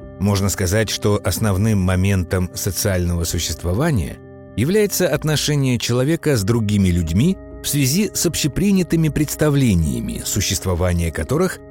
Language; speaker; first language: Russian; native; Russian